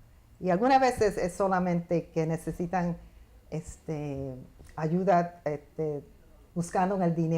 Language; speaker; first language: Spanish; early bilingual, heritage; Spanish